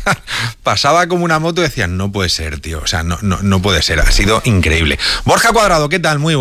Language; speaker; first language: Spanish; native; Spanish